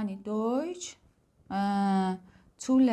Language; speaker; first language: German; non-native, learner; Persian